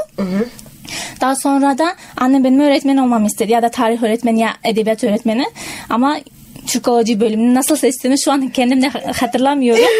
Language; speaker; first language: Turkish; non-native, fluent; Kazakh